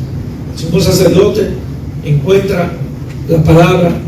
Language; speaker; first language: Spanish; native; Spanish